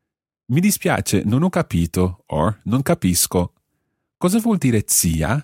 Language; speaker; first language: Italian; non-native, fluent; English